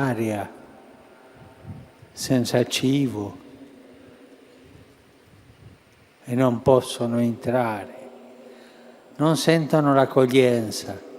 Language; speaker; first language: Italian; early bilingual, heritage; Spanish